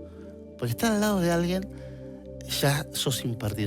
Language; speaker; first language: Spanish; native; Spanish